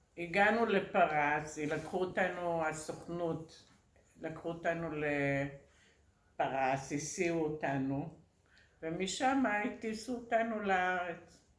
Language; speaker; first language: Hebrew; early bilingual, other home language; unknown